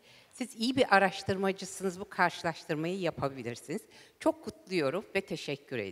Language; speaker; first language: Turkish; native; Turkish